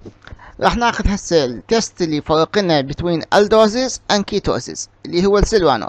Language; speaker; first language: Arabic; native; Arabic